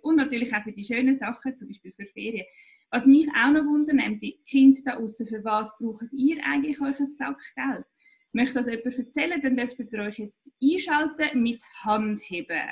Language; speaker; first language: German; native; German